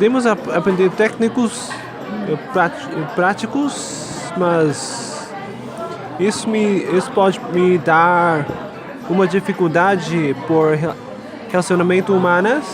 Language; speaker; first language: Portuguese; non-native, learner; Korean